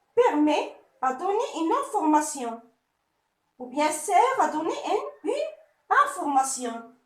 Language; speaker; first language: French; non-native, local second language; Arabic